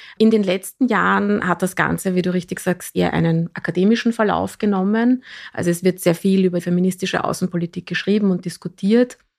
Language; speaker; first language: German; early bilingual, other home language; Persian